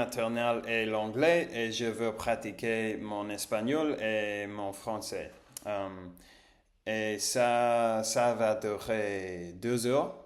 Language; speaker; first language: French; non-native, learner; English